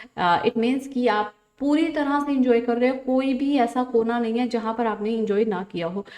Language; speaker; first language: Hindi; non-native, local second language; Punjabi